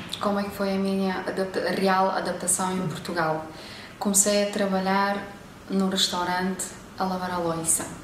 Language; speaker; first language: Portuguese; non-native, fluent; Romanian